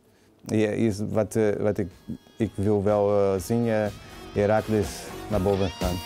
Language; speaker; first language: Dutch; non-native, learner; Portuguese